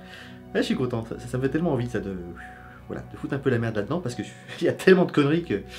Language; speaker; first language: French; native; French